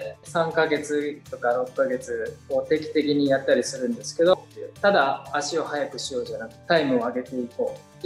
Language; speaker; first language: Japanese; native; Japanese